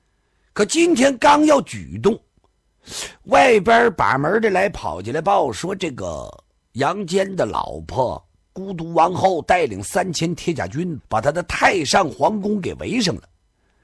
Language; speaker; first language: Chinese; native; Chinese